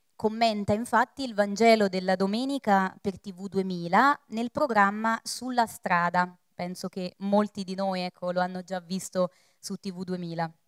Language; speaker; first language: Italian; native; Italian